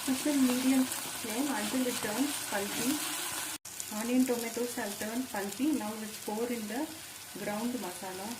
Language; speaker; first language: English; non-native, local second language; Tamil